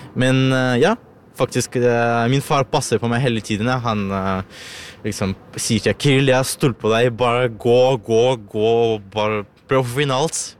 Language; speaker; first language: Norwegian; non-native, learner; Russian